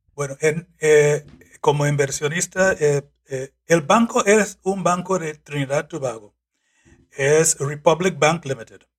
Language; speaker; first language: Spanish; non-native, fluent; English